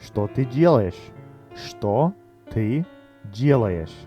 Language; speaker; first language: Russian; non-native, learner; English